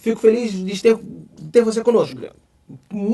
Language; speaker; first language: Portuguese; native; Portuguese